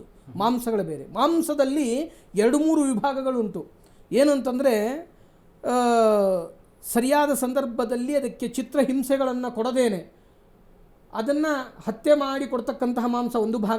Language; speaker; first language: Kannada; native; Kannada